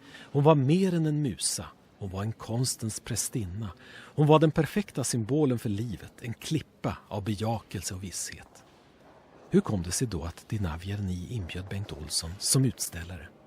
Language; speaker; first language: Swedish; native; Swedish